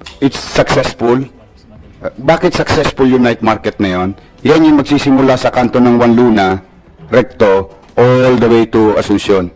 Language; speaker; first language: Filipino; native; Filipino